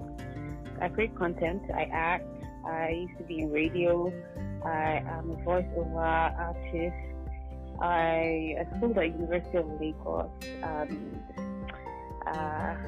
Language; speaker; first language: English; non-native, local second language; Yoruba